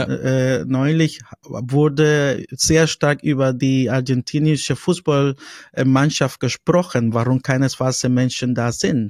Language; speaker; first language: German; non-native, fluent; Spanish